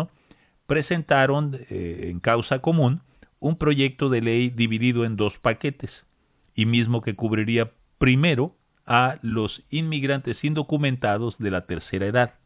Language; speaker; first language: Spanish; native; Spanish